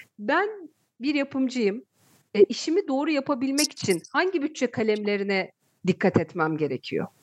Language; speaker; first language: Turkish; native; Turkish